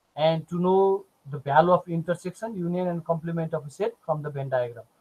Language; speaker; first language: English; non-native, local second language; Nepali